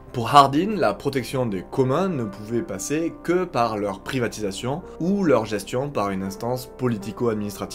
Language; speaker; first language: French; native; French